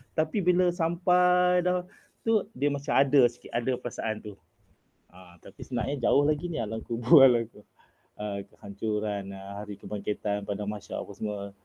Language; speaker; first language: Malay; native; Malay